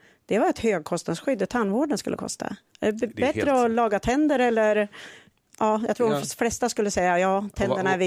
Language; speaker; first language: Swedish; native; Swedish